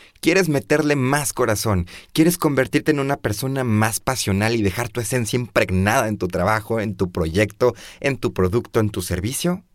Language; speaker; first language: Spanish; native; Spanish